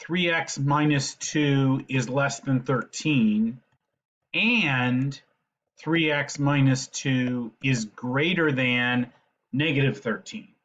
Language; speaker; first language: English; native; English